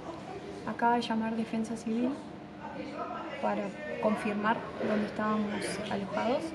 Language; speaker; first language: Spanish; native; Spanish